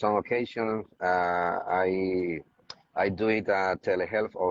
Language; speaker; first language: English; non-native, learner; Spanish